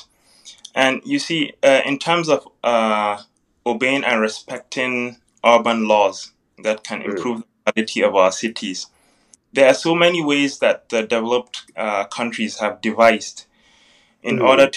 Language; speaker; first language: English; non-native, local second language; Hausa